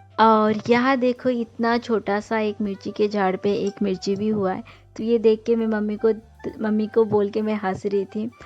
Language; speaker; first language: Hindi; non-native, local second language; Bangla